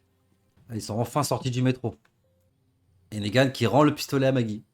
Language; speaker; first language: French; native; French